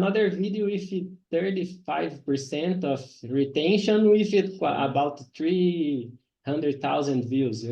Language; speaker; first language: English; non-native, learner; Portuguese